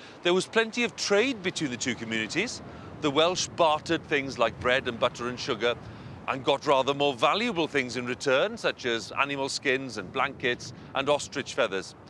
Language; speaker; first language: English; non-native, local second language; Welsh